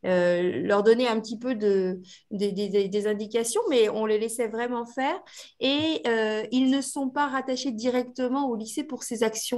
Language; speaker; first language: French; native; French